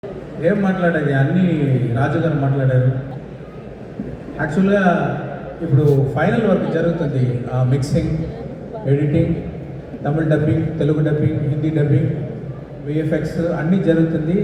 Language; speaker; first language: Telugu; non-native, local second language; Tamil